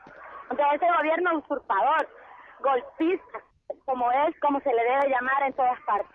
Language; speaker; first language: Spanish; native; Spanish